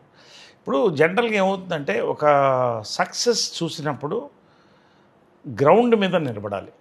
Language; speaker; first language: Telugu; native; Telugu